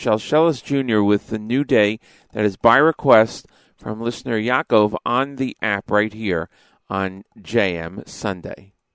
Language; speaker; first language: English; native; English